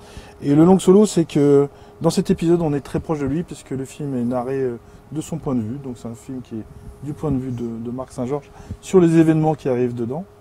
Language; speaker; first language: French; native; French